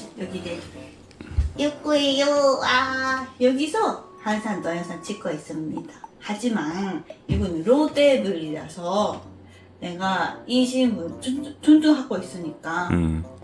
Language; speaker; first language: Korean; non-native, learner; Japanese